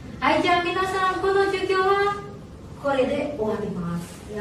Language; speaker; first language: Japanese; non-native, fluent; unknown